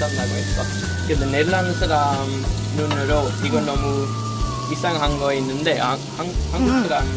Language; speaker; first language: Korean; non-native, learner; Dutch